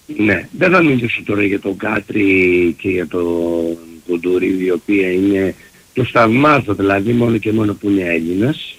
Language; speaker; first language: Greek; early bilingual, heritage; Greek